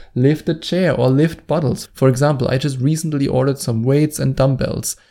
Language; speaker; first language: English; non-native, fluent; German